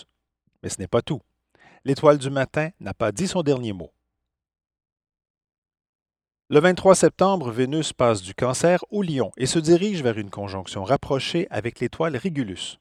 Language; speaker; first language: French; native; French